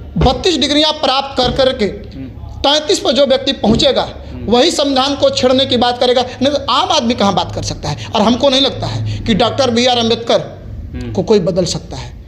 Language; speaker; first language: Hindi; native; Hindi